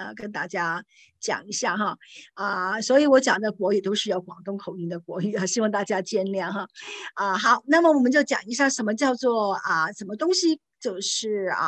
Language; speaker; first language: Chinese; non-native, local second language; Cantonese